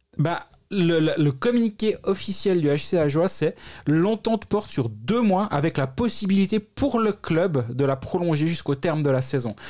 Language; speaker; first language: French; native; French